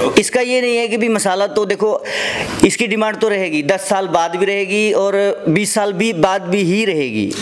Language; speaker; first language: Hindi; native; Hindi